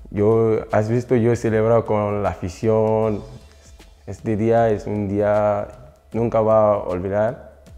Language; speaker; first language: Spanish; non-native, learner; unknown